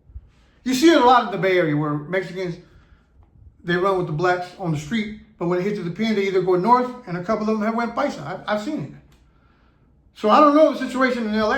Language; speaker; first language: English; native; English